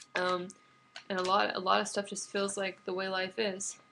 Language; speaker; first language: English; native; English